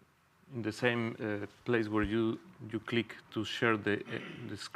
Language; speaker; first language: English; non-native, fluent; Spanish